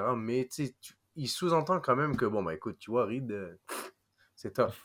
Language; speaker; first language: French; non-native, fluent; English